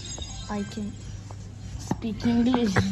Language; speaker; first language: English; non-native, learner; Hebrew